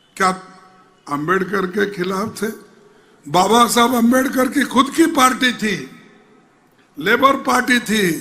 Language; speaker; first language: Hindi; non-native, local second language; Kannada